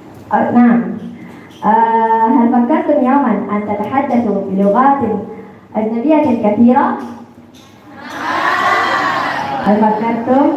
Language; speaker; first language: Arabic; non-native, learner; Indonesian